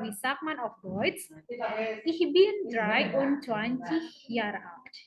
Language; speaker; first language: German; non-native, fluent; Indonesian